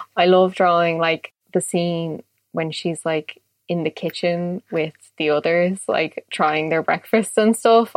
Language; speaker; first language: English; native; English